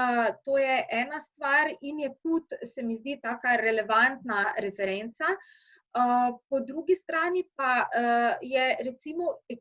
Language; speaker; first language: Slovenian; native; Slovenian